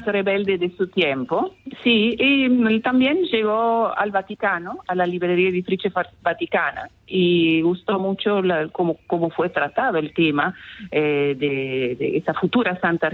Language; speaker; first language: Spanish; non-native, fluent; Italian